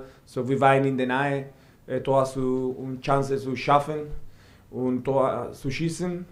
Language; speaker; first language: German; non-native, fluent; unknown